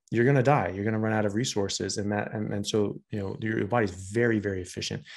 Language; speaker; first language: English; native; English